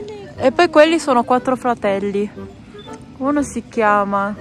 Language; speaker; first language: Italian; early bilingual, other home language; Filipino